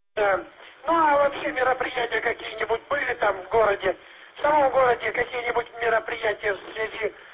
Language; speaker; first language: Russian; native; Russian